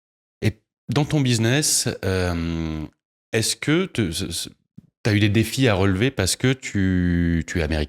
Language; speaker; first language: French; native; French